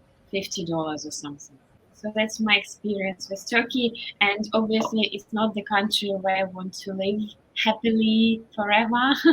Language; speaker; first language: English; non-native, fluent; Russian